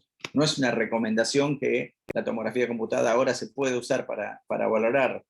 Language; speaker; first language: Spanish; native; Spanish